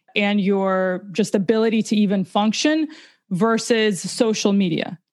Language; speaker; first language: English; early bilingual, other home language; Russian